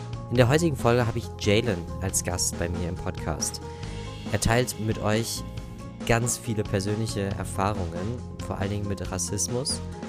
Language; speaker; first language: German; native; German